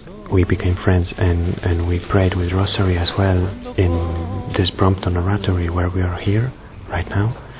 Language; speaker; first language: English; non-native, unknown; Polish